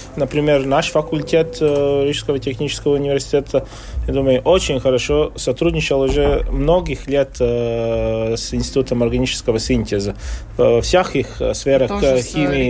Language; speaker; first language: Russian; non-native, local second language; Latvian